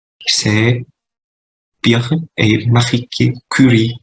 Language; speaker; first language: French; non-native, learner; Vietnamese